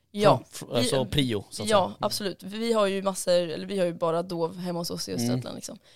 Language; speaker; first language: Swedish; native; Swedish